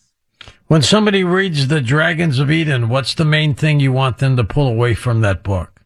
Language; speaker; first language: English; native; English